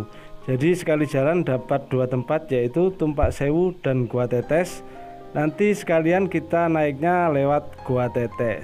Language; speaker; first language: Indonesian; native; Indonesian